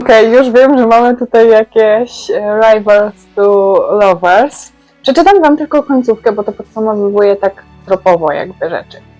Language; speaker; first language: Polish; native; Polish